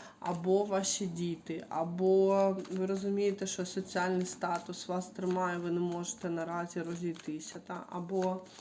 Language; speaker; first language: Ukrainian; non-native, local second language; Russian